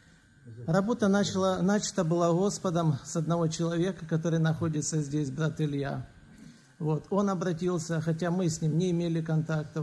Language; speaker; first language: Russian; native; Russian